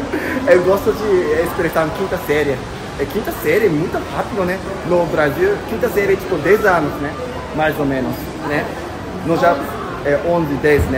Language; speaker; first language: Portuguese; non-native, fluent; Japanese